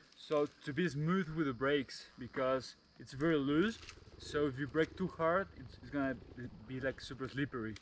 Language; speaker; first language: English; non-native, fluent; Spanish